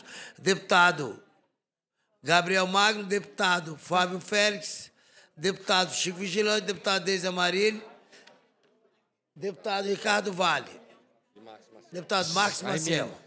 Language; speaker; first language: Portuguese; native; Portuguese